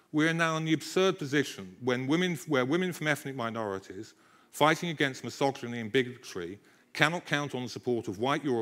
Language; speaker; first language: English; native; English